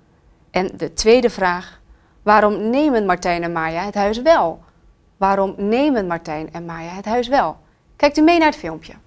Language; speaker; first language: Dutch; native; Dutch